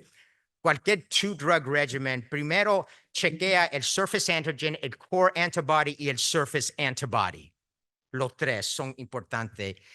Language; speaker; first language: Spanish; early bilingual, heritage; Spanish